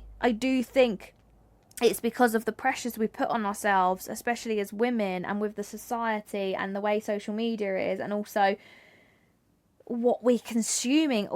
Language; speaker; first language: English; native; English